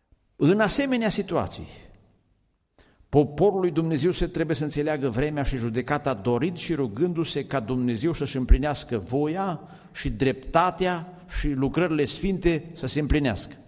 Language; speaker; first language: Romanian; native; Romanian